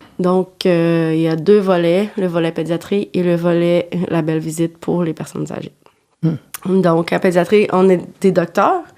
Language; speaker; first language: French; non-native, fluent; Portuguese